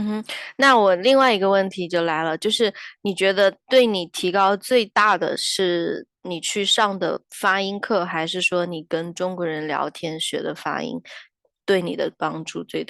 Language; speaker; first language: Chinese; native; Chinese